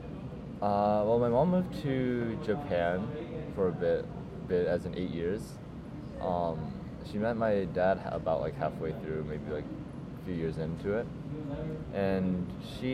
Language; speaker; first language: English; native; English